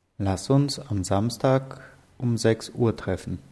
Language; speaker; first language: German; native; German